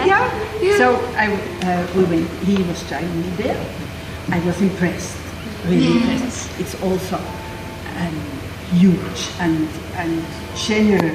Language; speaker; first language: English; non-native, fluent; French